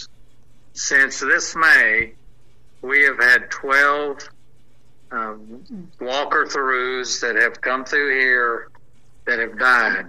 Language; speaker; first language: English; native; English